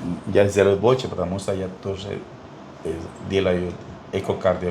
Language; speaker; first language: Russian; non-native, fluent; Spanish